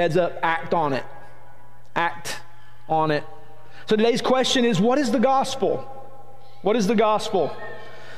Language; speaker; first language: English; native; English